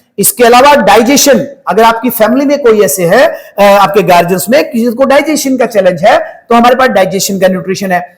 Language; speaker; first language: Hindi; native; Hindi